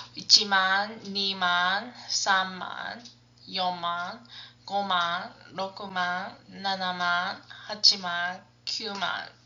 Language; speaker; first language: Japanese; non-native, fluent; English